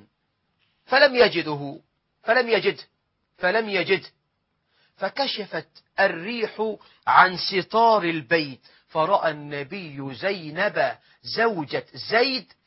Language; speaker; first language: Arabic; native; Arabic